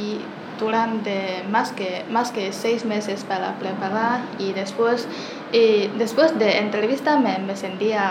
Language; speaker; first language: Spanish; non-native, learner; Chinese